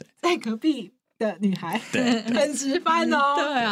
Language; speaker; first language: Chinese; native; Chinese